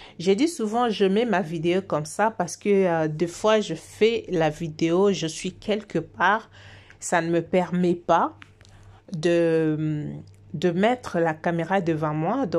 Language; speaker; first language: French; non-native, local second language; Lingala